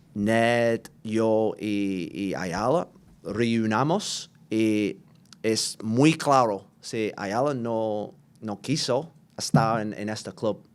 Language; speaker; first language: Spanish; non-native, learner; English